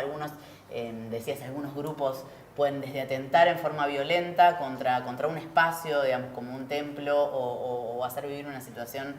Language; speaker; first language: Spanish; native; Spanish